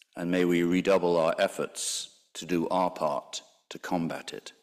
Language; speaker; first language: English; native; English